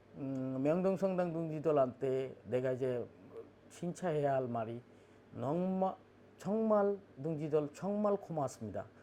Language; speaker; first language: Korean; non-native, learner; Bangla